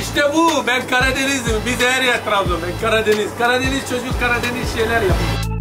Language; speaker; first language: Turkish; non-native, learner; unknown